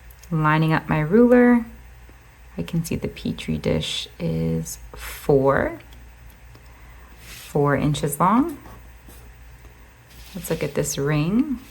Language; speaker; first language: English; native; English